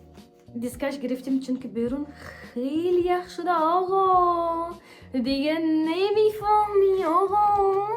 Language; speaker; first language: Persian; early bilingual, heritage; Persian